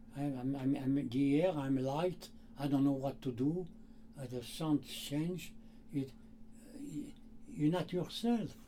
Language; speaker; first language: English; non-native, learner; Armenian